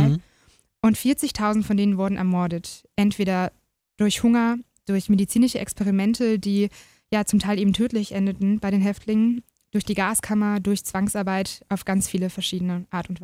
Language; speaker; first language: German; native; German